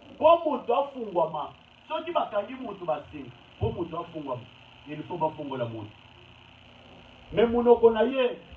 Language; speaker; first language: Lingala; non-native, local second language; Luba-Lulua